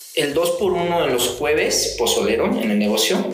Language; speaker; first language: Spanish; native; Spanish